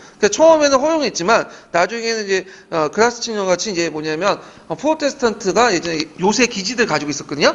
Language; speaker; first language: Korean; native; Korean